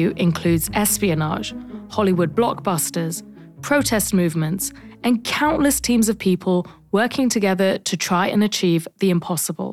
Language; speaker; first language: English; native; English